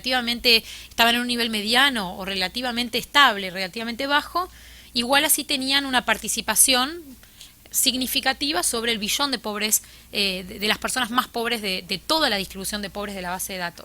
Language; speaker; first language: Spanish; native; Spanish